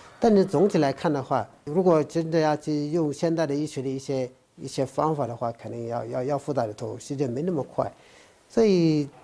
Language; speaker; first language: Chinese; non-native, fluent; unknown